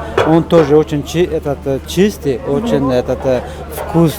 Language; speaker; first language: Russian; non-native, fluent; Tajik